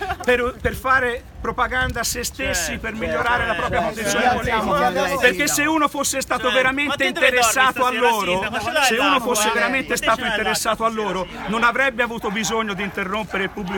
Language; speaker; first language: Italian; native; Italian